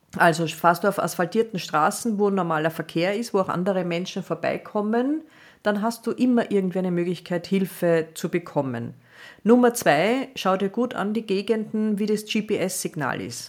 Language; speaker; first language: German; native; German